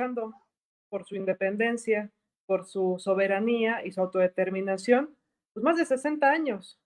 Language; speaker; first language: Spanish; native; Spanish